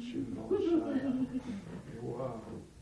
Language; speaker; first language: Russian; non-native, learner; English